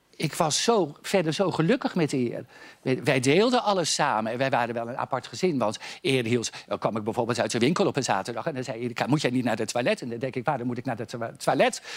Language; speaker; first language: Dutch; native; Dutch